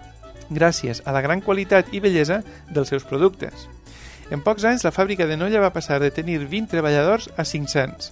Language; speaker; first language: Catalan; native; Catalan